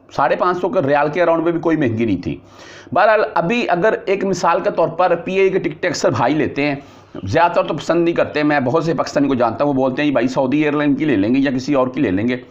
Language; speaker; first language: Urdu; non-native, local second language; Punjabi